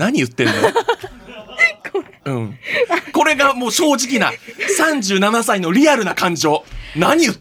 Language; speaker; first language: Japanese; native; Japanese